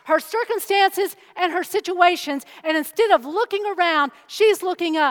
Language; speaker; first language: English; native; English